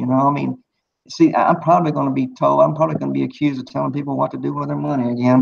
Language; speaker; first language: English; native; English